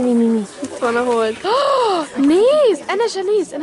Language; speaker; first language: Hungarian; early bilingual, heritage; Hungarian